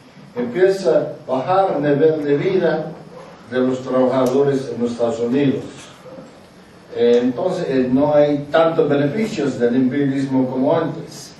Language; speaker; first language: Spanish; non-native, fluent; English